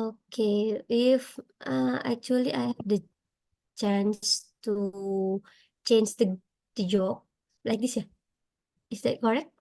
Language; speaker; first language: English; non-native, learner; Indonesian